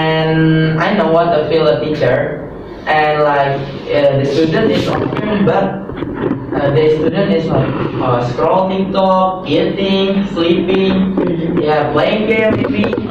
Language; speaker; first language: English; non-native, learner; Indonesian